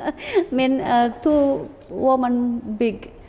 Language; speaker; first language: English; non-native, learner; Indonesian